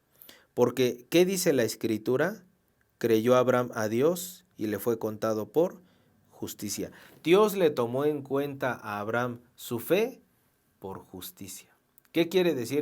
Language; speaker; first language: Spanish; native; Spanish